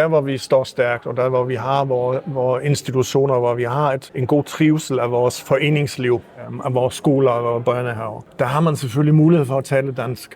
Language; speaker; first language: Danish; early bilingual, heritage; Danish